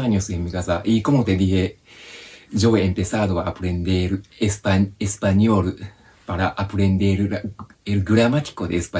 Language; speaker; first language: Spanish; non-native, learner; Japanese